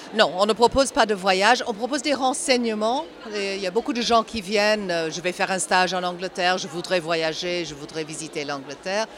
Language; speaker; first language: French; non-native, fluent; English